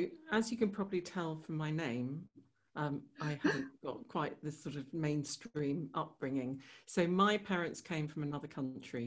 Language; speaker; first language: English; native; English